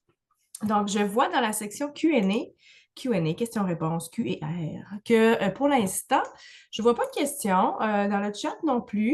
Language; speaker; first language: French; native; French